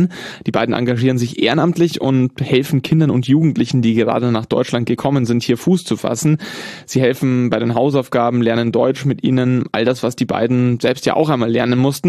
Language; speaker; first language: German; native; German